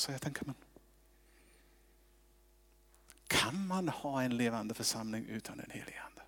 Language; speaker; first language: Swedish; non-native, fluent; English